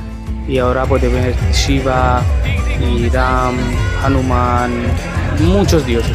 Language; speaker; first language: Spanish; non-native, fluent; Hindi